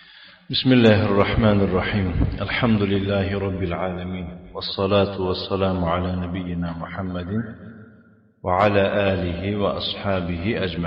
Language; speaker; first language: Arabic; non-native, fluent; Tajik